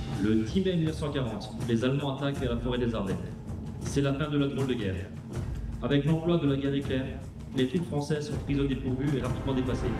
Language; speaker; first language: French; native; French